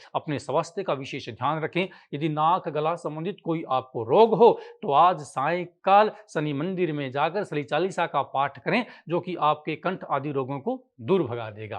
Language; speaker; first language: Hindi; native; Hindi